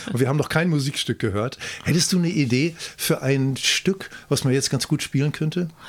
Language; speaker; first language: German; native; German